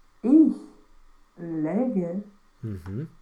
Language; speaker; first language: German; non-native, learner; Romanian